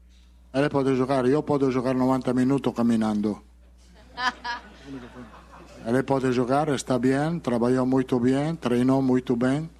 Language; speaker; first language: Portuguese; non-native, learner; Italian